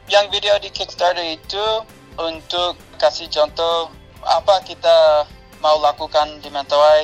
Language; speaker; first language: Indonesian; non-native, fluent; English